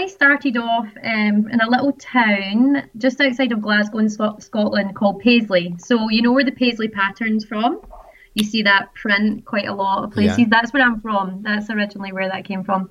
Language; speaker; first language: English; native; English